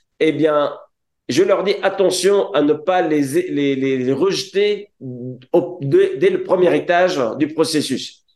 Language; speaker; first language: French; non-native, local second language; Arabic